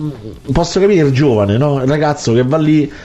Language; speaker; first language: Italian; native; Italian